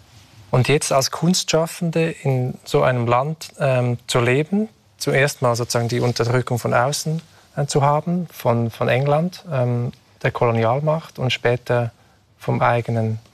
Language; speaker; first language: German; native; German